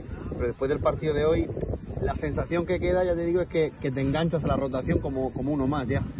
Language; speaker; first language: Spanish; native; Spanish